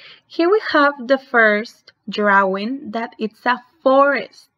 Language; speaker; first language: English; non-native, fluent; Spanish